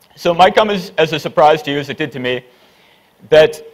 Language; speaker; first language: English; native; English